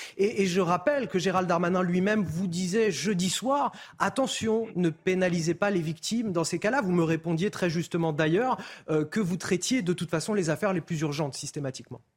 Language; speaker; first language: French; native; French